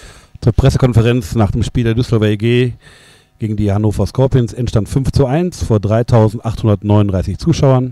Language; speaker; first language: German; native; German